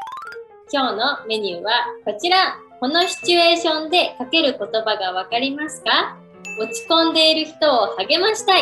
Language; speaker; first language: Japanese; native; Japanese